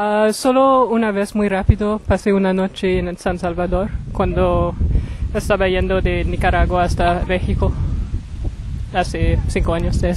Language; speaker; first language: Spanish; non-native, fluent; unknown